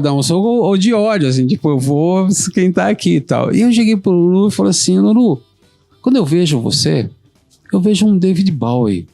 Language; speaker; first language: Portuguese; native; Portuguese